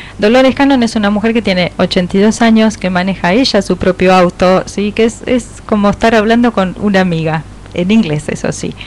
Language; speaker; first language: Spanish; native; Spanish